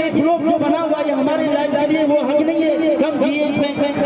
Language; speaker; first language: Hindi; non-native, fluent; Persian